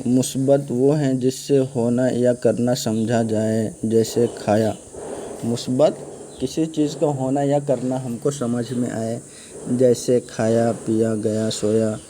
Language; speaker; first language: Urdu; native; Urdu